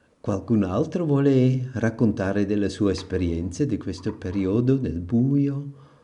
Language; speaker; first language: Italian; non-native, fluent; German